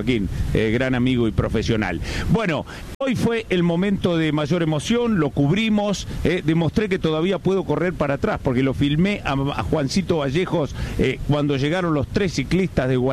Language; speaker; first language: Spanish; native; Spanish